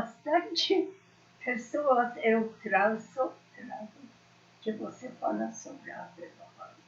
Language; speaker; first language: Portuguese; non-native, learner; Persian